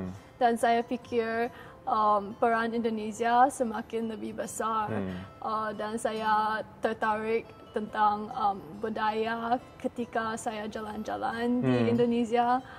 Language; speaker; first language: Indonesian; non-native, learner; Chinese